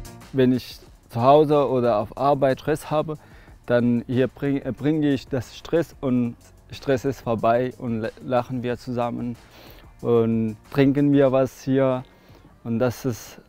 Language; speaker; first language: German; non-native, learner; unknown